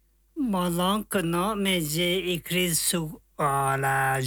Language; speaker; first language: French; non-native, learner; Tibetan